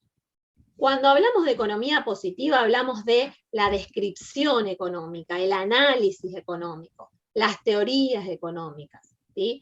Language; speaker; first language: Spanish; native; Spanish